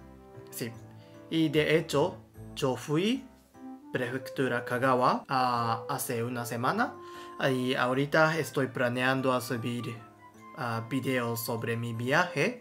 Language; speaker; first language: Spanish; non-native, learner; Japanese